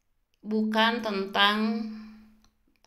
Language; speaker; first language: Indonesian; native; Indonesian